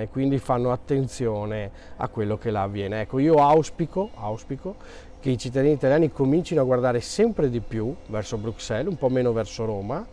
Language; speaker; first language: Italian; native; Italian